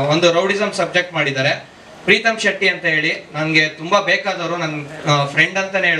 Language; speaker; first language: Kannada; native; Kannada